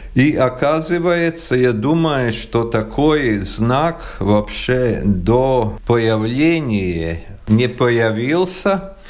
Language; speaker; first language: Russian; non-native, local second language; Latvian